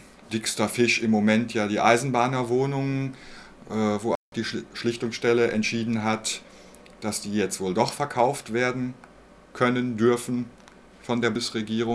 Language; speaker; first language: German; native; German